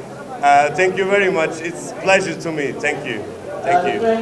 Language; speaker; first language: English; non-native, learner; Turkish